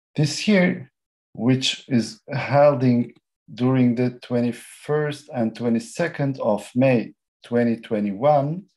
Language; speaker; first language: English; non-native, fluent; Turkish